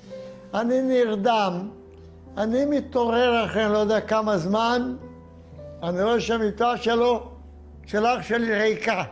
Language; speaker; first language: Hebrew; non-native, fluent; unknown